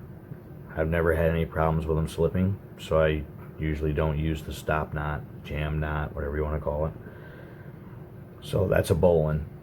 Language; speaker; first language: English; native; English